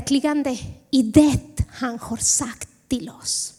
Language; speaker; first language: Swedish; non-native, fluent; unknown